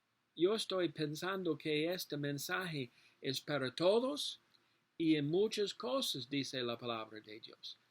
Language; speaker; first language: Spanish; non-native, learner; English